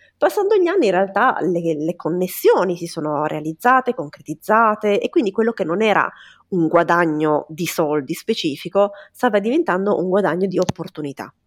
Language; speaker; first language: Italian; native; Italian